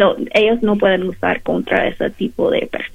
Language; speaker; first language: Spanish; non-native, learner; English